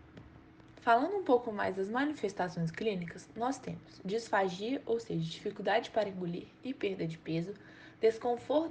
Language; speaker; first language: Portuguese; native; Portuguese